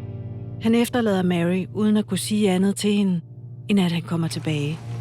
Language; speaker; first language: Danish; native; Danish